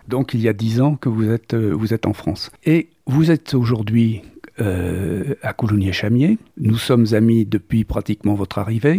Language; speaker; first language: French; native; French